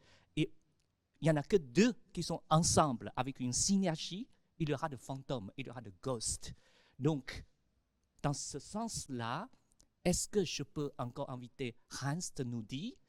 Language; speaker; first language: French; non-native, fluent; Chinese